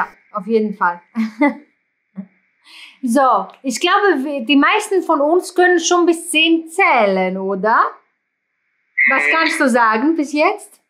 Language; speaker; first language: German; non-native, fluent; Greek